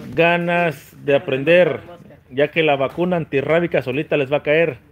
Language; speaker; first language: Spanish; native; Spanish